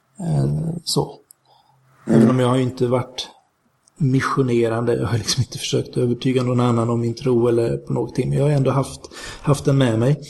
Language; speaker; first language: Swedish; native; Swedish